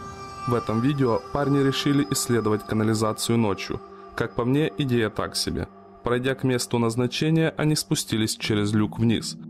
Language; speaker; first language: Russian; native; Russian